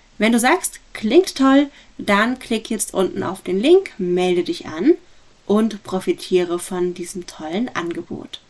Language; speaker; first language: German; native; German